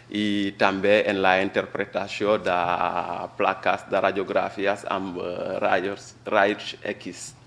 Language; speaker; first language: Catalan; non-native, learner; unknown